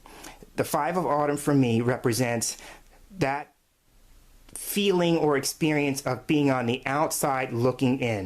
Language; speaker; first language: English; native; English